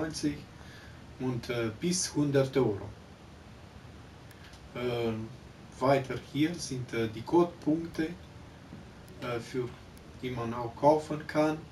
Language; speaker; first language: German; non-native, local second language; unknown